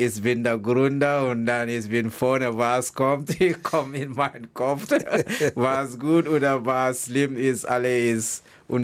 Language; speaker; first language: German; non-native, learner; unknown